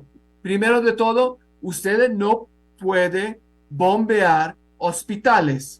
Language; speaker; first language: Spanish; non-native, fluent; Hebrew